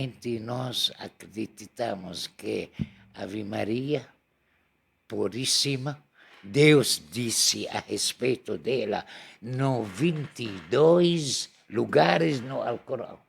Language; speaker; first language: Portuguese; non-native, learner; Arabic